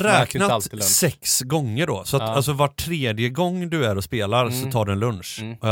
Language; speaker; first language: Swedish; native; Swedish